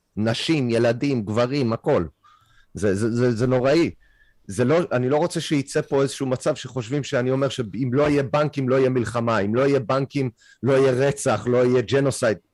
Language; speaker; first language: Hebrew; non-native, fluent; English